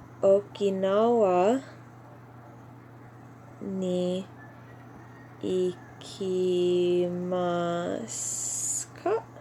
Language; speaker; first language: Japanese; non-native, fluent; English